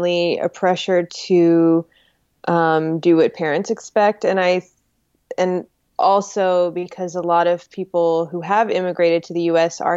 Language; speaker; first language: English; native; English